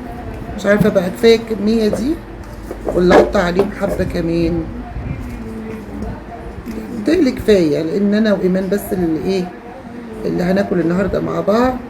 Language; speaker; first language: Arabic; native; Arabic